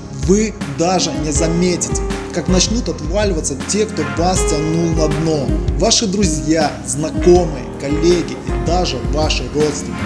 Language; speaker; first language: Russian; native; Russian